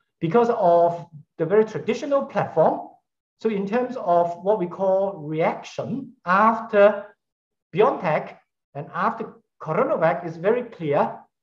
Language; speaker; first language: English; non-native, local second language; Cantonese